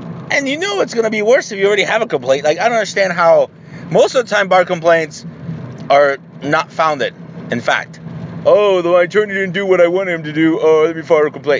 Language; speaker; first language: English; early bilingual, other home language; Spanish